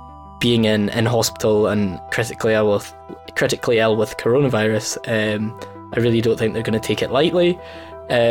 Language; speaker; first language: English; native; English